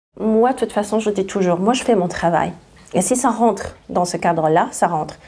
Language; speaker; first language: French; non-native, local second language; Arabic